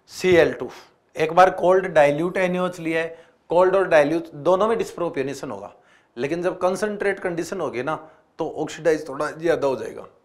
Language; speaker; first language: Hindi; native; Hindi